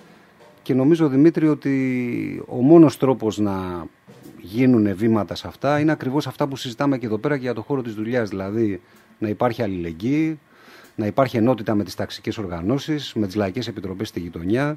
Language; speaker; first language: Greek; native; Greek